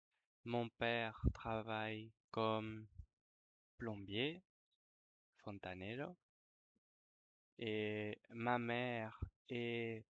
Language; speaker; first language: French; non-native, fluent; Spanish